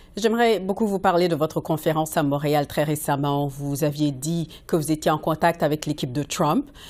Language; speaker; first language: French; native; French